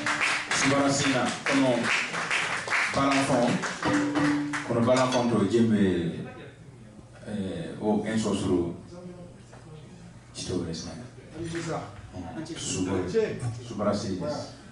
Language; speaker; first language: Japanese; non-native, fluent; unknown